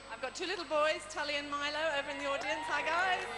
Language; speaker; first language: English; native; English